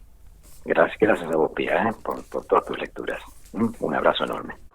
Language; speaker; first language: Spanish; native; Spanish